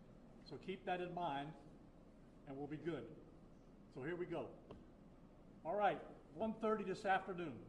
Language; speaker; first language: English; native; English